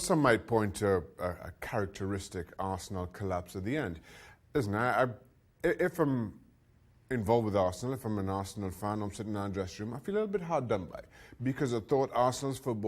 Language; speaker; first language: English; native; English